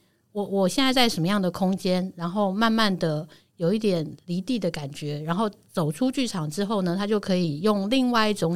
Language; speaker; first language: Chinese; native; Chinese